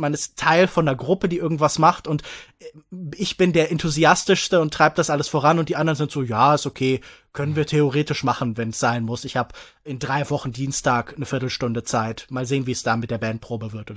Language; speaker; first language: German; native; German